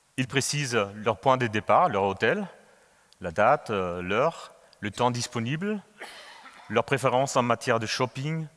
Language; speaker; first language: French; non-native, fluent; German